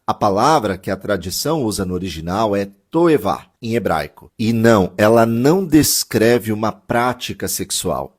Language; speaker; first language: Portuguese; native; Portuguese